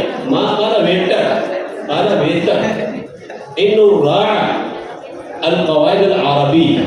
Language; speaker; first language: Arabic; non-native, fluent; Urdu